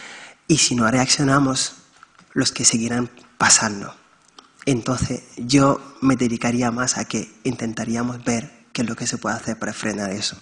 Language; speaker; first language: Spanish; non-native, fluent; Wolof